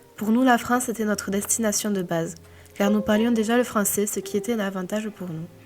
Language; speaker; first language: French; native; French